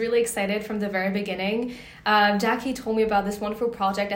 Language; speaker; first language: English; native; English